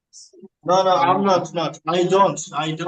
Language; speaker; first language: English; non-native, learner; Bangla